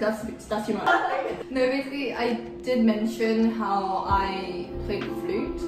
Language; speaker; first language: English; early bilingual, other home language; Korean